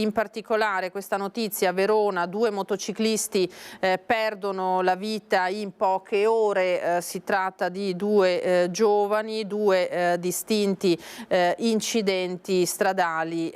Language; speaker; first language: Italian; native; Italian